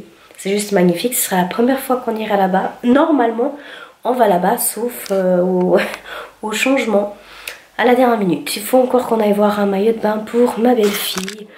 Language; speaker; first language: French; early bilingual, other home language; Portuguese